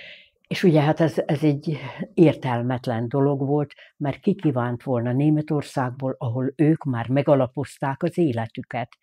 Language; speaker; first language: Hungarian; native; Hungarian